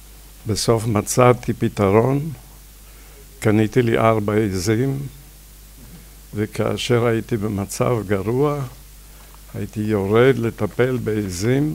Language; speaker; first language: Hebrew; non-native, fluent; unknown